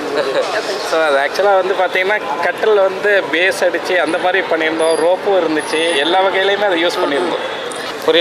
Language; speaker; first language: Tamil; native; Tamil